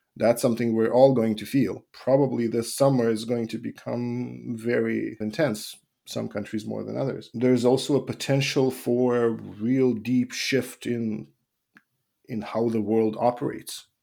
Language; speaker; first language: English; non-native, fluent; Russian